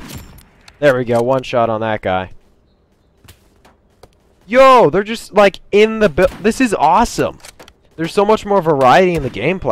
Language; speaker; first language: English; native; English